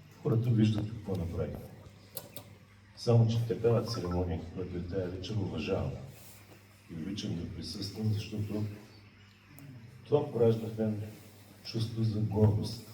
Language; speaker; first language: Bulgarian; native; Bulgarian